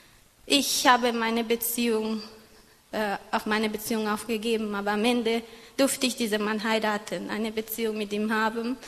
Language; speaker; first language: German; non-native, fluent; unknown